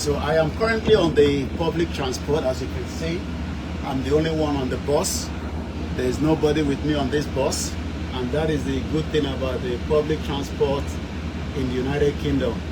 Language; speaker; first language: English; non-native, local second language; Yoruba